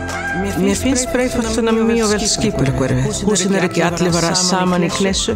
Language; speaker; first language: Icelandic; non-native, fluent; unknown